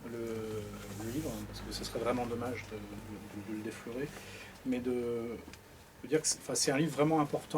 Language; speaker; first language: French; native; French